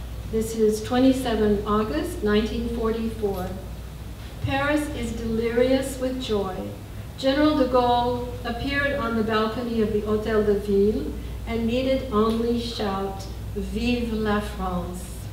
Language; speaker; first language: English; native; English